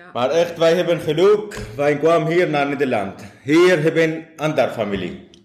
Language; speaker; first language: Dutch; non-native, learner; Arabic